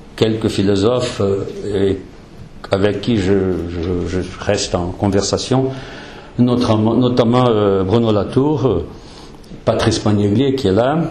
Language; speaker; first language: French; non-native, fluent; Portuguese